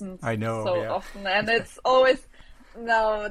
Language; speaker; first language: English; non-native, fluent; German